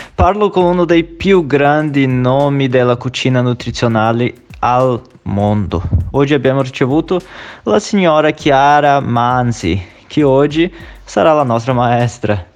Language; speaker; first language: Italian; non-native, fluent; Portuguese